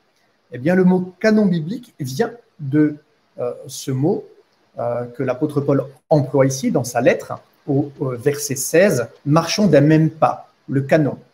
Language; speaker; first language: French; native; French